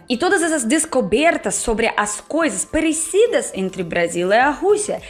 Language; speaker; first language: Portuguese; non-native, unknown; Russian